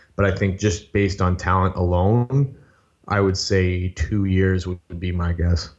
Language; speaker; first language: English; native; English